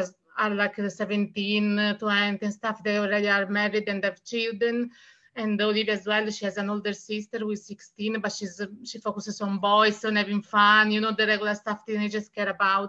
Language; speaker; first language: English; non-native, fluent; Italian